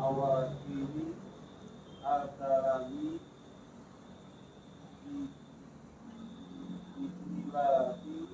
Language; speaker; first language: Arabic; non-native, learner; Indonesian